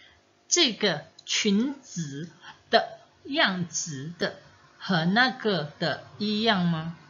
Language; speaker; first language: Chinese; non-native, fluent; Indonesian